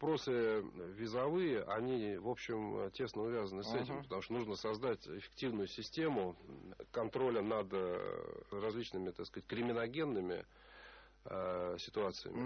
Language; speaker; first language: Russian; native; Russian